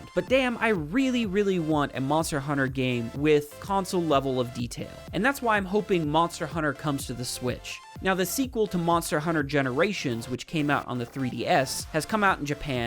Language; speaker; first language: English; native; English